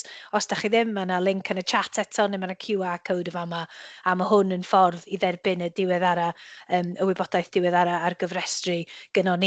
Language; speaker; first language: Welsh; native; Welsh